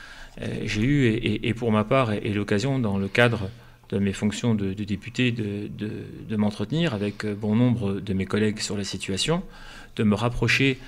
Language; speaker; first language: French; native; French